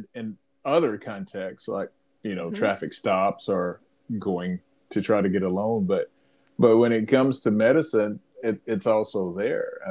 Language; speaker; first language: English; native; English